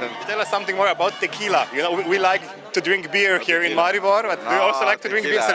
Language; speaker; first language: English; non-native, fluent; Slovenian